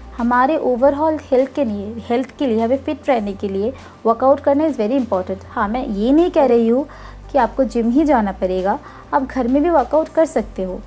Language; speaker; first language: Hindi; non-native, local second language; Bangla